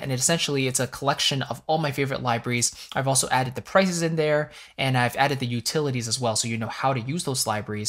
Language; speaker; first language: English; native; English